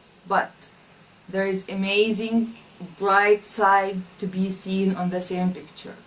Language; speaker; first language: English; non-native, fluent; Arabic